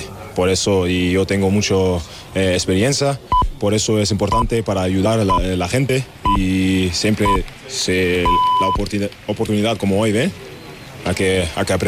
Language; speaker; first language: Spanish; non-native, learner; German